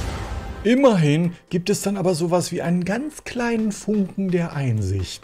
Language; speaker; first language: German; native; German